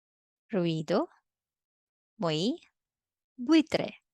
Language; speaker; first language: Spanish; non-native, fluent; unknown